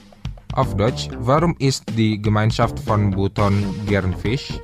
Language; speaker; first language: German; non-native, fluent; Indonesian